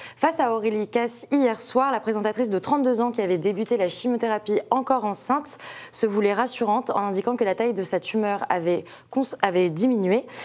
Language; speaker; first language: French; native; French